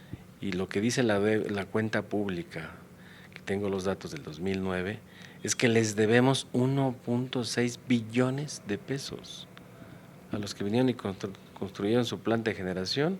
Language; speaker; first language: Spanish; native; Spanish